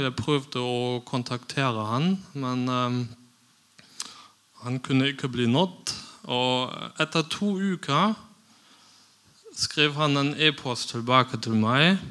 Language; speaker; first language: Norwegian; non-native, fluent; German